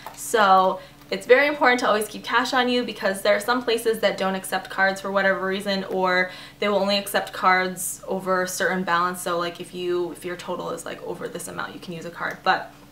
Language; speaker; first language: English; native; English